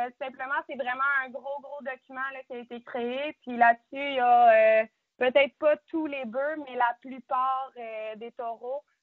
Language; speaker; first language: French; native; French